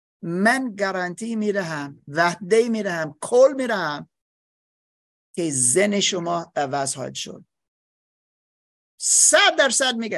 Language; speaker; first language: Persian; non-native, fluent; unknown